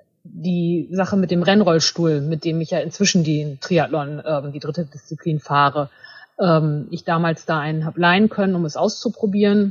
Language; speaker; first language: German; native; German